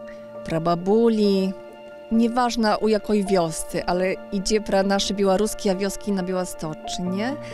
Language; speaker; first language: Polish; non-native, local second language; Belarusian